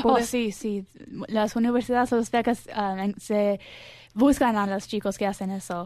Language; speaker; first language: Spanish; early bilingual, heritage; Spanish